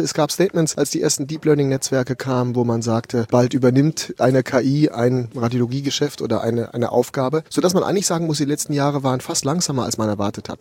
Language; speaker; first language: German; native; German